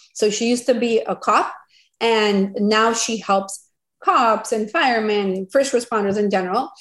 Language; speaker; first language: English; non-native, fluent; Spanish